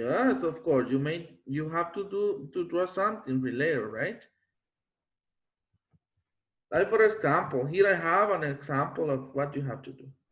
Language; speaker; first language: English; non-native, fluent; Spanish